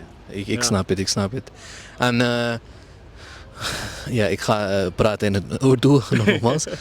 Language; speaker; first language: Dutch; non-native, learner; Urdu